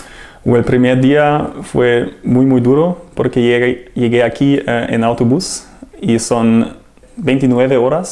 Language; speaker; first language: Spanish; non-native, learner; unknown